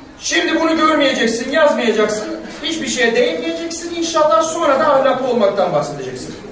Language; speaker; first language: Turkish; non-native, local second language; Kurdish